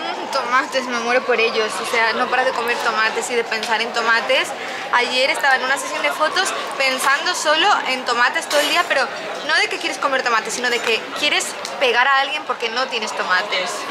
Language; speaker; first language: Spanish; native; Spanish